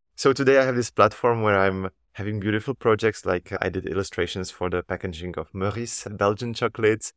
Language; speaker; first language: English; non-native, fluent; Slovak